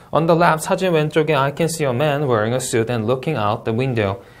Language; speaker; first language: English; non-native, fluent; Korean